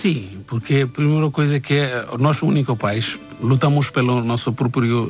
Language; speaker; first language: Portuguese; non-native, learner; Bangla